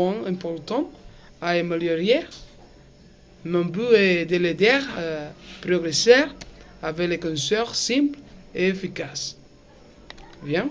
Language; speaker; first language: French; non-native, learner; Spanish